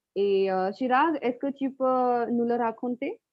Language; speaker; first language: French; non-native, fluent; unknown